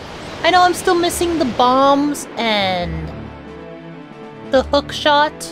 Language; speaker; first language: English; native; English